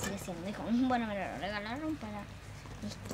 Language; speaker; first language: Spanish; native; Spanish